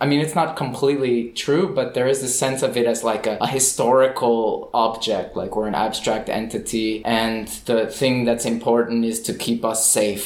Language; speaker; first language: English; native; English